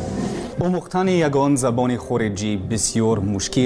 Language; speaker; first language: Persian; non-native, learner; English